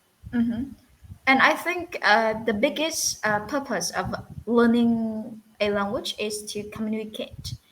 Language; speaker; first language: English; non-native, fluent; Vietnamese